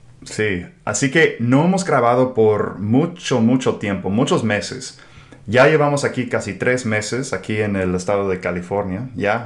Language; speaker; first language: Spanish; non-native, fluent; English